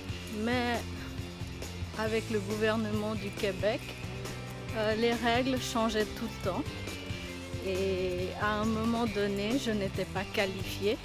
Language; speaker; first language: French; non-native, fluent; Bangla